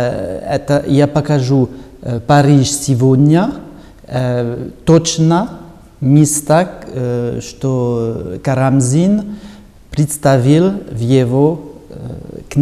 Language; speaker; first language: Russian; non-native, learner; French